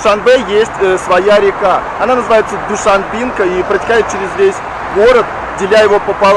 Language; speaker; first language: Russian; native; Russian